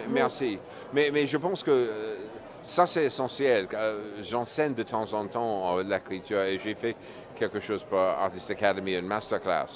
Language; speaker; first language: French; non-native, fluent; English